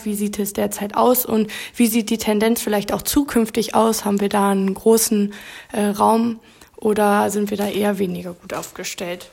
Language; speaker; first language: German; native; German